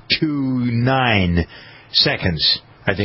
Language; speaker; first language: English; native; English